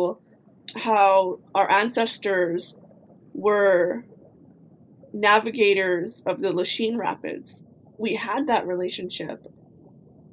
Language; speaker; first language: English; native; English